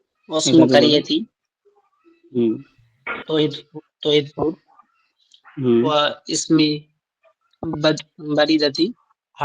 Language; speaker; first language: Arabic; non-native, learner; Bangla